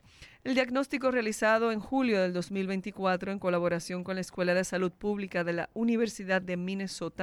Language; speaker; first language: Spanish; native; Spanish